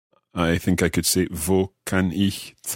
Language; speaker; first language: German; non-native, learner; English